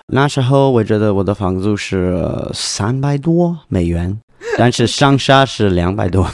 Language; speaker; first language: Chinese; non-native, learner; English